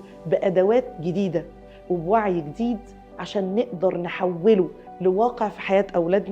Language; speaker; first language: Arabic; native; Arabic